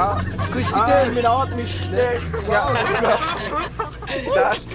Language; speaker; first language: Bulgarian; non-native, local second language; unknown